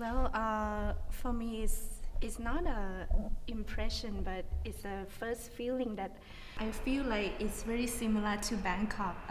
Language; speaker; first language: English; non-native, fluent; Thai